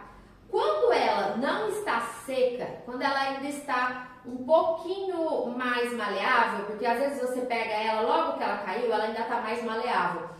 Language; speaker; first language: Portuguese; native; Portuguese